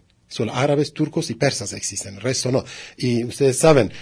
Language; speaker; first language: Spanish; non-native, learner; Kurdish